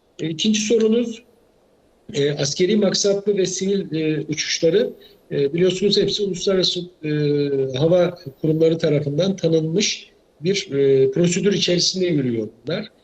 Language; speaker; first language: Turkish; native; Turkish